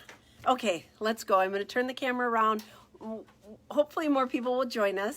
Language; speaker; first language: English; native; English